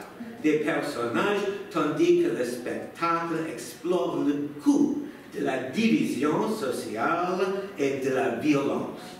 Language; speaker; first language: French; non-native, fluent; English